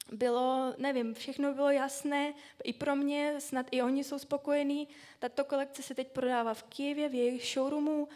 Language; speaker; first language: Czech; non-native, fluent; Russian